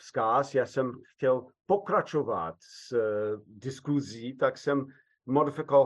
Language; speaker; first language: Czech; non-native, fluent; English